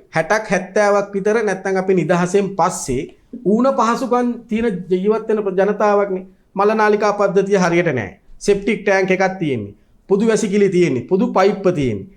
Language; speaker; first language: Sinhala; native; Sinhala